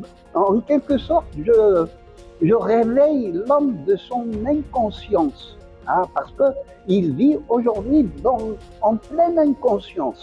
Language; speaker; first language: French; non-native, local second language; Arabic